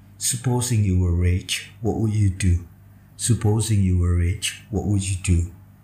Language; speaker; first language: English; non-native, fluent; Indonesian